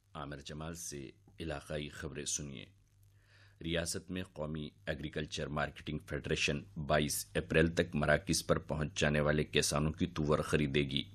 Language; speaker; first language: Urdu; native; Urdu